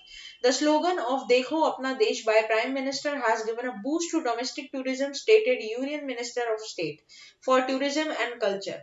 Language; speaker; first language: English; non-native, local second language; Hindi